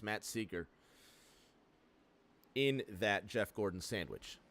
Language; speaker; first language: English; native; English